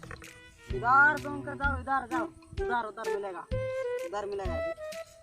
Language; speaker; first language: Hindi; non-native, local second language; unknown